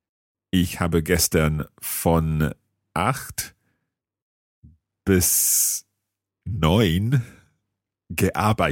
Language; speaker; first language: German; non-native, learner; English